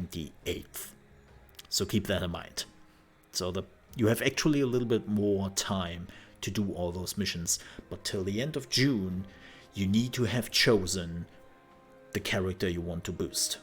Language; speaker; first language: English; non-native, fluent; German